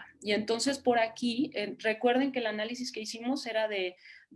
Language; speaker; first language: Spanish; native; Spanish